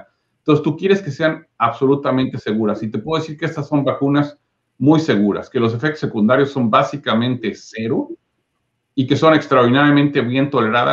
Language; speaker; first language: Spanish; native; Spanish